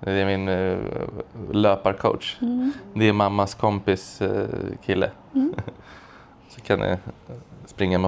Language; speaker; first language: Swedish; native; Swedish